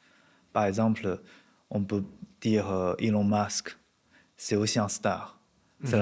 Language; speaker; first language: French; non-native, learner; Chinese